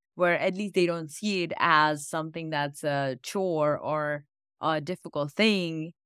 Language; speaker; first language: English; non-native, local second language; Gujarati